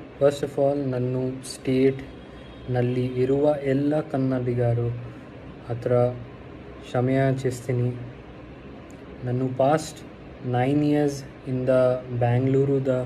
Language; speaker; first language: Kannada; non-native, learner; Hindi